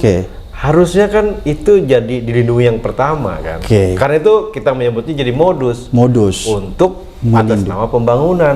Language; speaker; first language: Indonesian; native; Indonesian